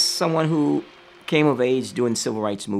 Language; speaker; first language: English; native; English